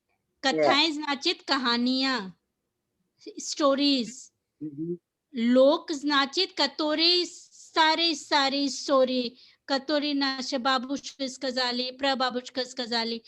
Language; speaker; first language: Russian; non-native, learner; Hindi